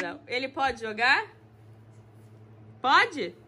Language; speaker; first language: Portuguese; native; Portuguese